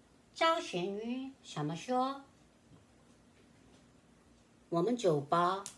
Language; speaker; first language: Chinese; non-native, learner; Korean